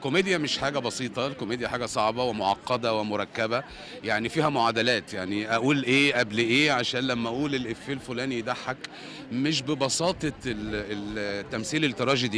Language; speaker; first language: Arabic; native; Arabic